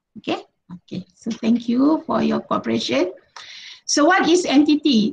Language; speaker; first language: English; non-native, local second language; Malay